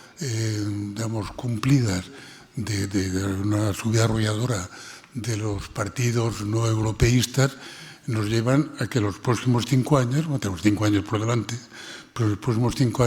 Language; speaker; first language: Spanish; non-native, local second language; Catalan